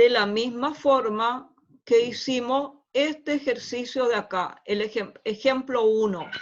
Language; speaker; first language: Spanish; native; Spanish